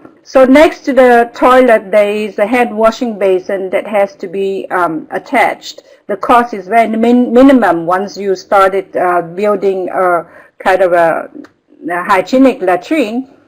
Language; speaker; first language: English; non-native, fluent; Vietnamese